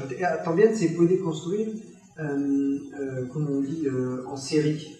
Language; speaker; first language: Spanish; non-native, learner; French